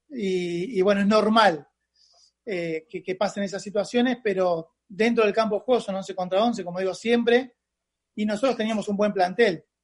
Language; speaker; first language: Spanish; native; Spanish